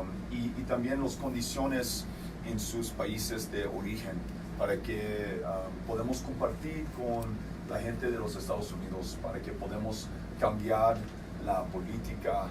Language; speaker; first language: Spanish; non-native, fluent; English